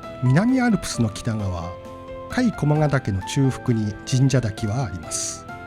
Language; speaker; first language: Japanese; native; Japanese